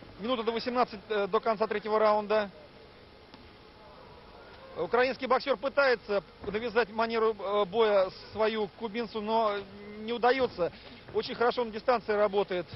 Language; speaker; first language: Russian; native; Russian